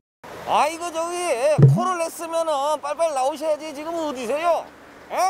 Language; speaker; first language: Korean; native; Korean